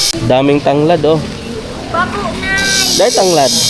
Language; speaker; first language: Filipino; non-native, local second language; Waray